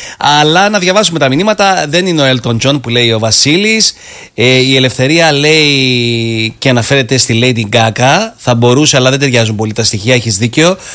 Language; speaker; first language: Greek; native; Greek